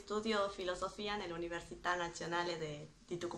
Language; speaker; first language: Italian; non-native, learner; Spanish